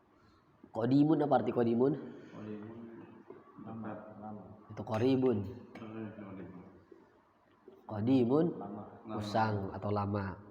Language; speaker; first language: Arabic; non-native, fluent; Indonesian